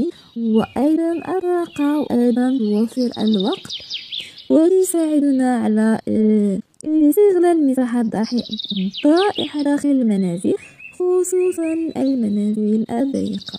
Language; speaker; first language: Arabic; native; Arabic